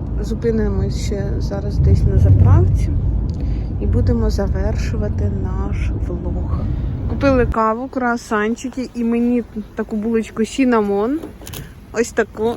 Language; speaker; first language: Ukrainian; non-native, local second language; Russian